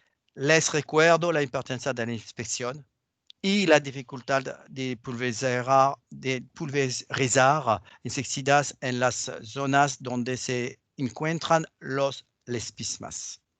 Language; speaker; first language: Spanish; non-native, fluent; French